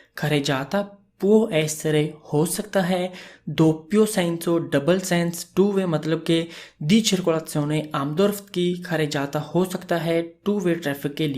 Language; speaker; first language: Italian; non-native, fluent; Urdu